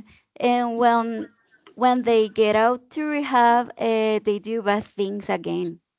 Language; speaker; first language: English; non-native, learner; Spanish